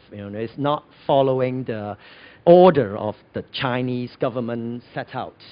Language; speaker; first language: English; non-native, local second language; Cantonese